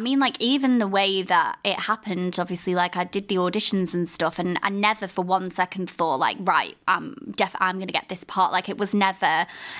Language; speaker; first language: English; native; English